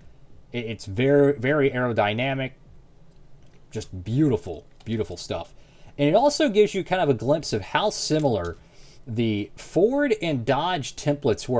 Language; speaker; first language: English; native; English